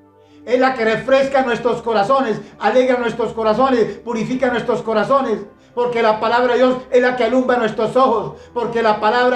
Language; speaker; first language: Spanish; native; Spanish